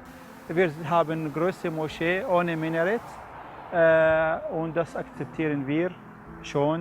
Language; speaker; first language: German; non-native, fluent; Arabic